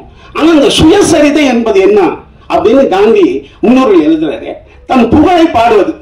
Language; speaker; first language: Tamil; native; Tamil